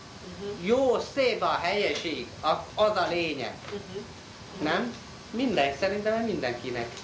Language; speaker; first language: Hungarian; non-native, learner; Chinese